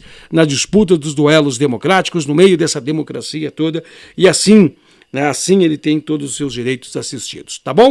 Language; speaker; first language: Portuguese; native; Portuguese